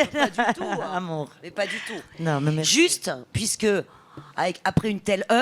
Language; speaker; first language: French; native; French